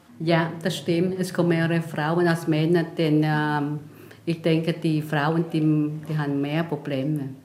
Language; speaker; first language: German; non-native, learner; Vietnamese